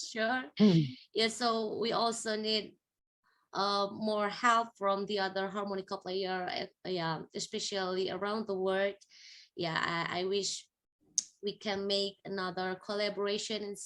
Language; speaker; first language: English; non-native, fluent; Indonesian